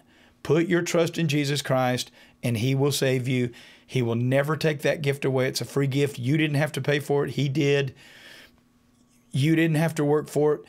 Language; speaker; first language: English; native; English